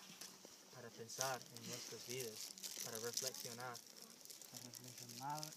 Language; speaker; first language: Spanish; non-native, learner; English